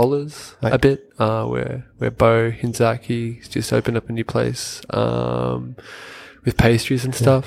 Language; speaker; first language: English; native; English